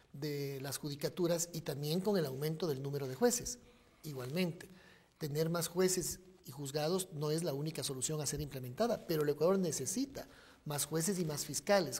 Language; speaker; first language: Spanish; native; Spanish